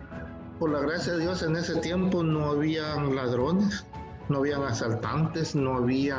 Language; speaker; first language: Spanish; native; Spanish